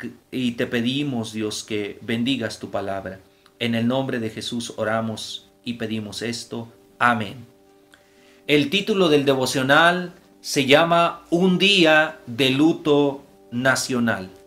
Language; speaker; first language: Spanish; native; Spanish